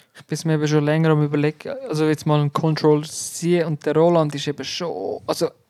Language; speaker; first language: German; native; German